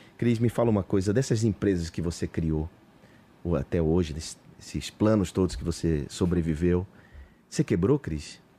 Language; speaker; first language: Portuguese; native; Portuguese